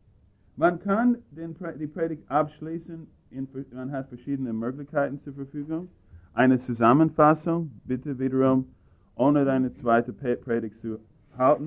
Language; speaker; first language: German; non-native, fluent; English